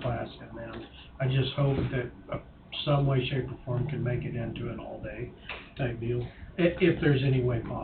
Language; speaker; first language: English; native; English